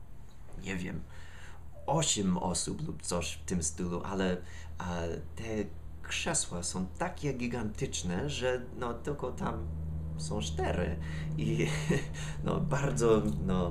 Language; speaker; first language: Polish; non-native, learner; English